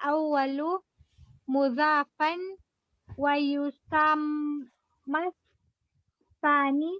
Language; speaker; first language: Arabic; non-native, learner; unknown